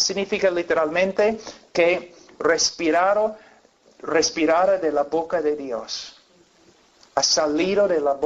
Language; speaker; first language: Spanish; non-native, fluent; English